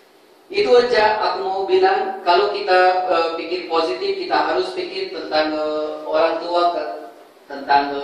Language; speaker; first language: Indonesian; non-native, fluent; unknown